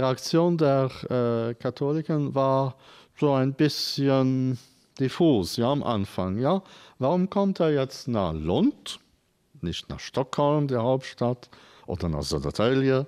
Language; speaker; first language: German; non-native, fluent; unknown